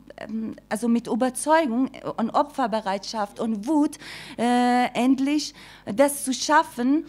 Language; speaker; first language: German; non-native, fluent; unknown